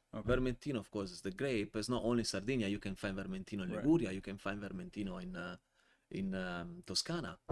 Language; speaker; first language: English; non-native, fluent; Italian